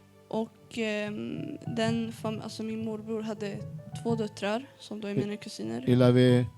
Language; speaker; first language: Swedish; early bilingual, other home language; Arabic